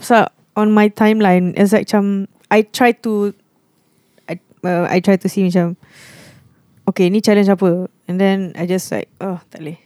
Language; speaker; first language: English; non-native, local second language; Malay